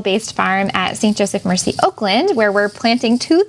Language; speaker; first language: English; native; English